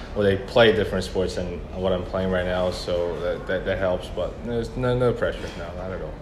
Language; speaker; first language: English; early bilingual, other home language; Korean